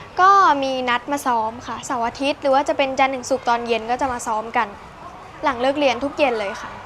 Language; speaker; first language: Thai; native; Thai